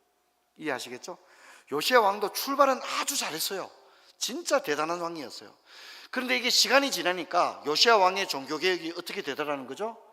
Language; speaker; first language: Korean; native; Korean